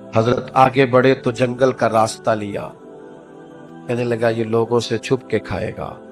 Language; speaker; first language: Urdu; non-native, local second language; Punjabi